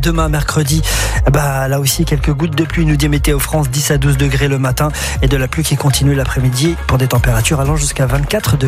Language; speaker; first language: French; native; French